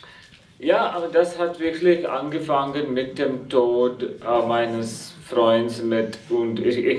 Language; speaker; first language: German; non-native, fluent; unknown